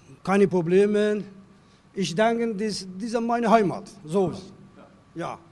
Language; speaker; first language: German; non-native, learner; Turkish